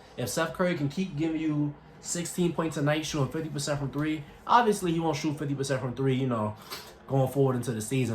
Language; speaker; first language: English; native; English